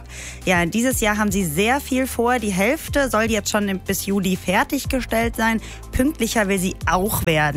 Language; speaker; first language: German; native; German